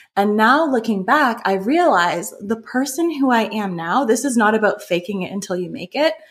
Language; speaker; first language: English; native; English